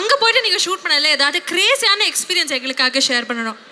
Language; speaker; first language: Tamil; native; Tamil